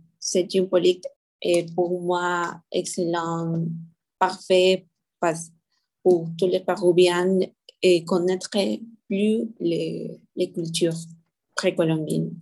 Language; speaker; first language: French; non-native, learner; Spanish